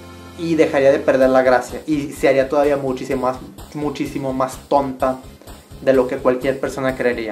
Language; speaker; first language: Spanish; native; Spanish